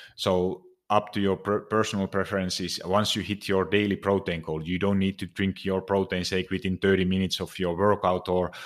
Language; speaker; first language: English; non-native, fluent; Finnish